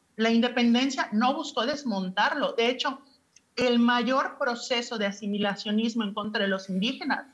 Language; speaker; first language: Spanish; native; Spanish